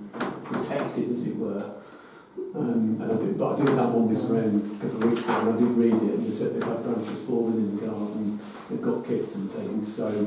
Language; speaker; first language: English; native; English